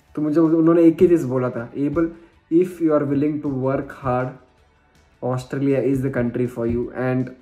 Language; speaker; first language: Hindi; non-native, local second language; Malayalam